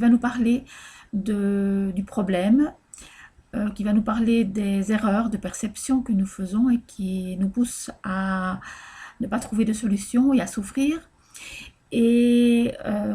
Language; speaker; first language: French; native; French